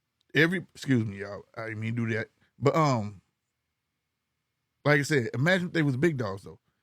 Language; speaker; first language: English; native; English